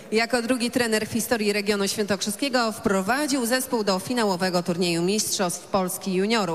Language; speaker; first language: Polish; native; Polish